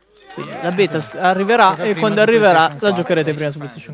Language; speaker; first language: Italian; native; Italian